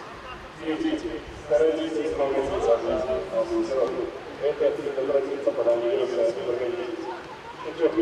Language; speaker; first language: Russian; native; Russian